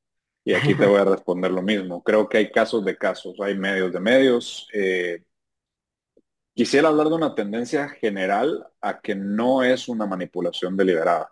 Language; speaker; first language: Spanish; native; Spanish